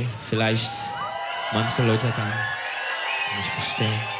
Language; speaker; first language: German; non-native, learner; Turkish